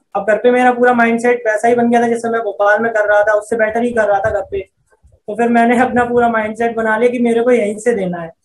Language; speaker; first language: Hindi; native; Hindi